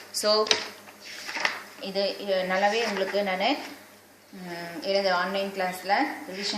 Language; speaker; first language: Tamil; native; Tamil